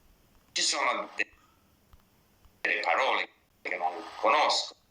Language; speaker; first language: Italian; non-native, learner; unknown